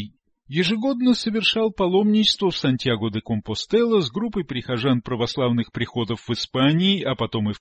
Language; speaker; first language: Russian; native; Russian